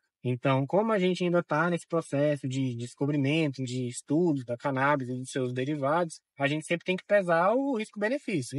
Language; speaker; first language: Portuguese; native; Portuguese